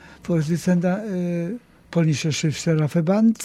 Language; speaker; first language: German; non-native, learner; Polish